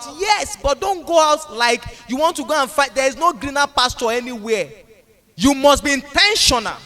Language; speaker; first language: English; non-native, local second language; Yoruba